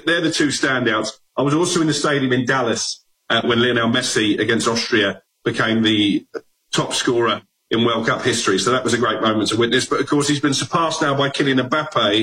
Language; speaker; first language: English; native; English